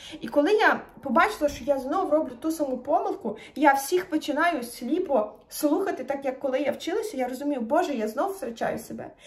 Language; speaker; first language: Ukrainian; native; Ukrainian